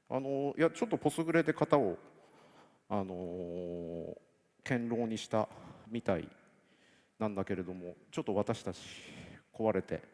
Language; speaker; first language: Japanese; native; Japanese